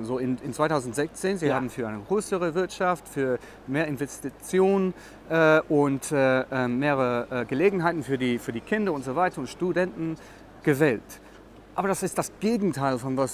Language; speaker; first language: German; non-native, learner; English